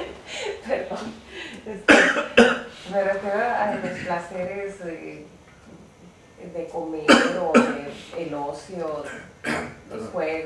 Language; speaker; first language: Spanish; native; Spanish